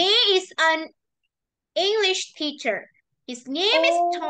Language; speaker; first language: English; non-native, learner; Vietnamese